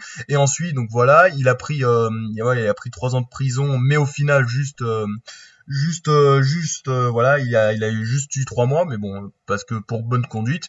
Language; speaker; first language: French; native; French